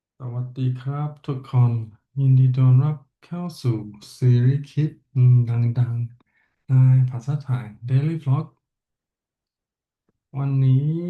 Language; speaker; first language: Thai; non-native, learner; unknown